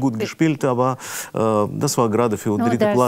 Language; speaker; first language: German; non-native, fluent; Russian